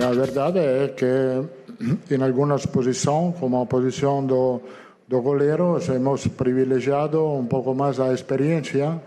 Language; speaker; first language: Portuguese; non-native, fluent; Italian